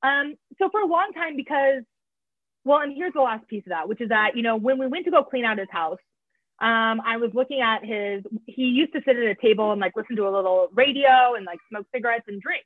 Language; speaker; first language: English; native; English